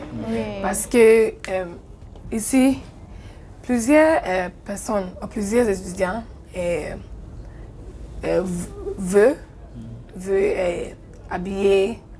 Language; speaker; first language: French; non-native, learner; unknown